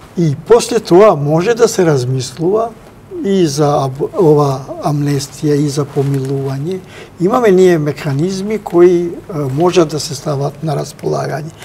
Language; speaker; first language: Macedonian; non-native, local second language; Albanian